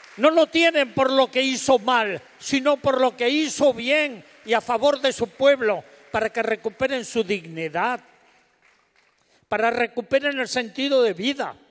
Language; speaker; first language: Spanish; native; Spanish